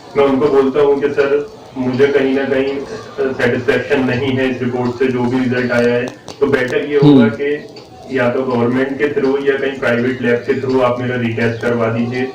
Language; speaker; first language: Hindi; native; Hindi